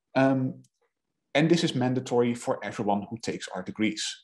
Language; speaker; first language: English; non-native, fluent; Dutch